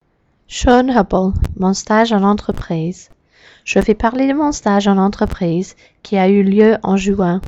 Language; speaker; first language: French; non-native, learner; English